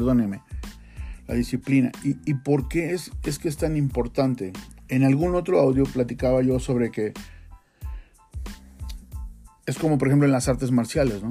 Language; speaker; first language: Spanish; native; Spanish